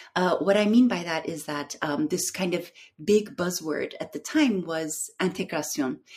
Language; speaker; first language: English; non-native, fluent; Turkish